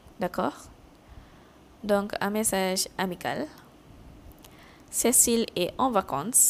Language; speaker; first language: French; non-native, fluent; Malay